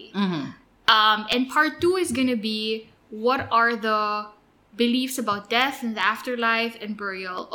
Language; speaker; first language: English; non-native, local second language; Filipino